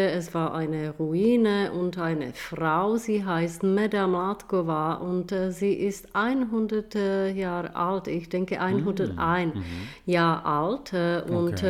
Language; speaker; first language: German; non-native, fluent; Czech